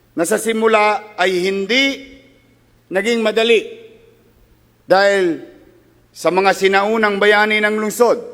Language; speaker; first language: Filipino; native; Filipino